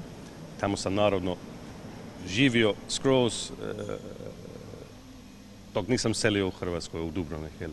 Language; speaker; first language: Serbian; non-native, fluent; English